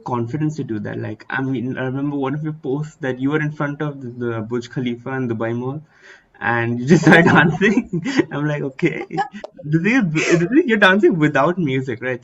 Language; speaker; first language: English; early bilingual, other home language; Hindi